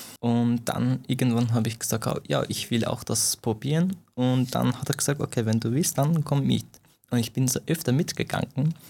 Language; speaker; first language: German; non-native, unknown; Persian